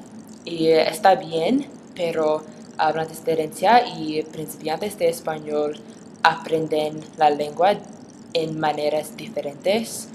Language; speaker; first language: Spanish; non-native, learner; English